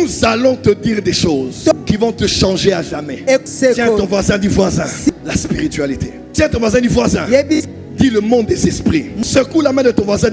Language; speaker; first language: French; non-native, local second language; Lingala